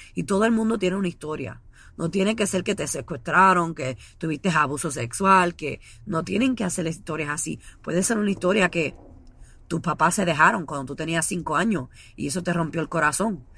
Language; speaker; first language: Spanish; early bilingual, heritage; Spanish